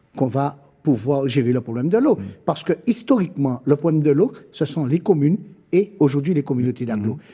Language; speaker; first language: French; native; French